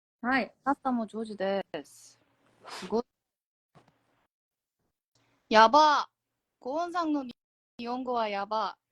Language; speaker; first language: Japanese; non-native, learner; Korean